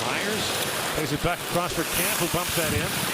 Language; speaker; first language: English; native; English